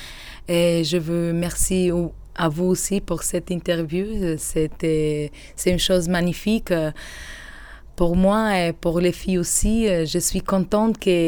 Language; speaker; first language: French; non-native, learner; Albanian